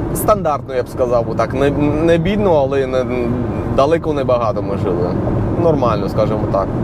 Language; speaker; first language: Ukrainian; non-native, local second language; Russian